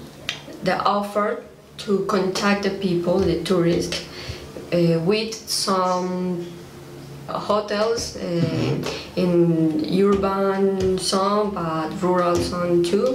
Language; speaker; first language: English; non-native, learner; Spanish